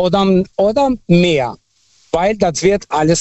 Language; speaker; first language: German; early bilingual, other home language; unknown